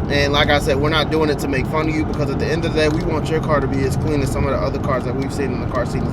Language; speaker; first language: English; native; English